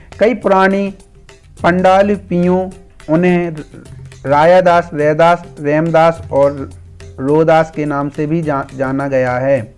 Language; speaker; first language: Hindi; native; Hindi